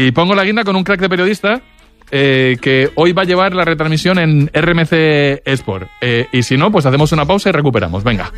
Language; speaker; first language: Spanish; native; Spanish